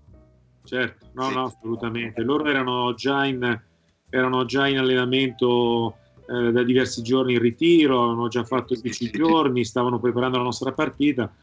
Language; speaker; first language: Italian; native; Italian